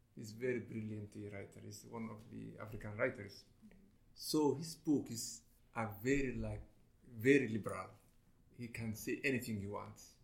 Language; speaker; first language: English; non-native, fluent; Somali